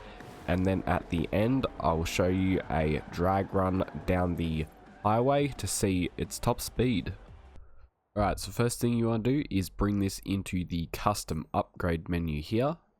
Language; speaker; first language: English; native; English